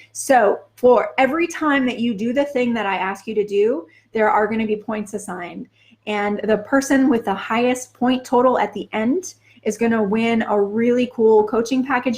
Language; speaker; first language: English; native; English